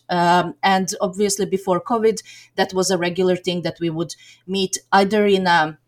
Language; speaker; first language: English; non-native, fluent; Serbian